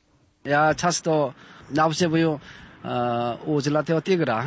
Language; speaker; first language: Czech; non-native, learner; Korean